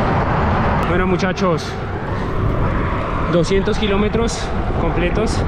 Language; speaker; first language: Spanish; native; Spanish